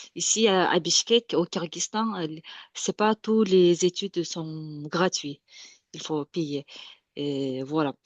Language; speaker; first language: French; non-native, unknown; Kyrgyz